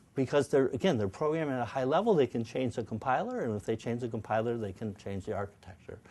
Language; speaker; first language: English; native; English